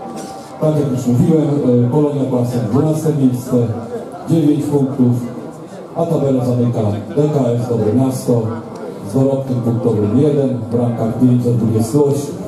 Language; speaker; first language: Polish; native; Polish